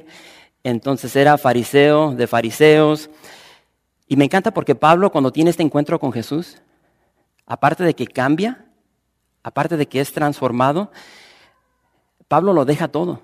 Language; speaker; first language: Spanish; native; Spanish